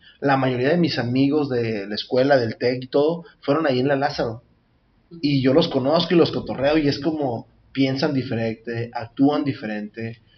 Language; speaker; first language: Spanish; native; Spanish